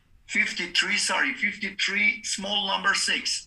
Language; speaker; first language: English; non-native, learner; Persian